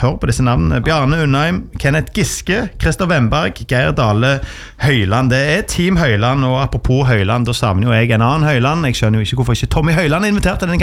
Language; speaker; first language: Norwegian; native; Norwegian